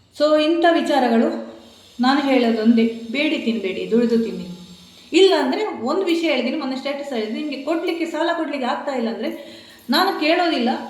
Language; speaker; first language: Kannada; non-native, local second language; Tulu